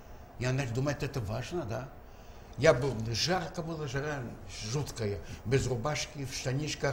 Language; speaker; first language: Russian; native; Russian